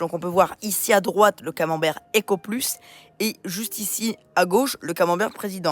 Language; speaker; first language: French; native; French